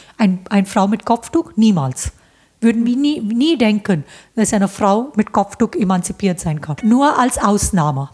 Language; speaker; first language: German; non-native, fluent; Hindi